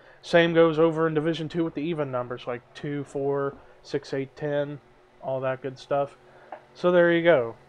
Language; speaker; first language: English; native; English